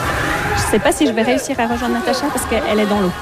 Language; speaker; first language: French; native; French